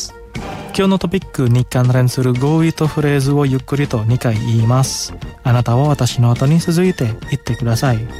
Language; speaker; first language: Japanese; non-native, fluent; Indonesian